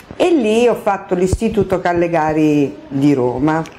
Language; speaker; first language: Italian; native; Italian